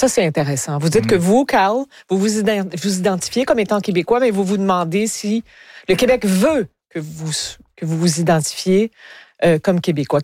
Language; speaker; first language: French; native; French